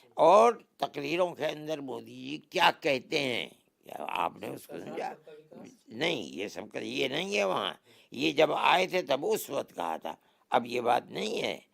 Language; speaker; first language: Urdu; native; Urdu